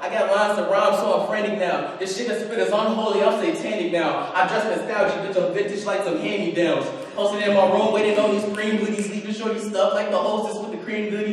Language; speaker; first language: English; native; English